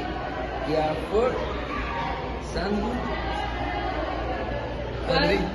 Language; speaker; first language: English; non-native, learner; Spanish